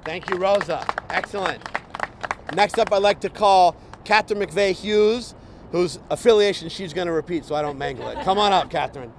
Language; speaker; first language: English; native; English